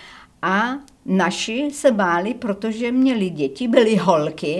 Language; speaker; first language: Czech; early bilingual, heritage; Czech